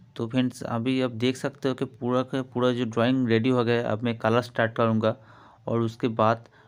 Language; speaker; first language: Hindi; non-native, local second language; Bangla